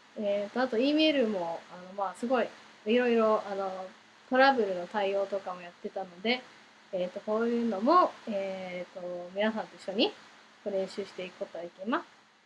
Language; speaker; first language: Japanese; early bilingual, heritage; Japanese